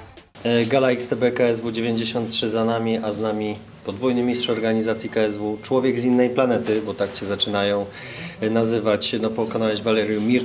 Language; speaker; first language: Polish; native; Polish